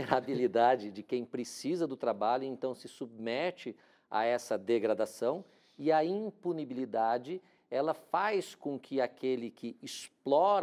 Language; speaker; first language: Portuguese; native; Portuguese